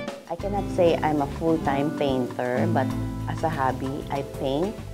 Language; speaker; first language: English; non-native, local second language; Filipino